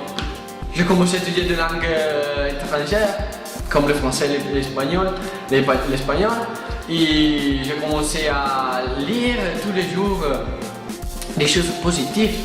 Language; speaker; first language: French; non-native, fluent; Italian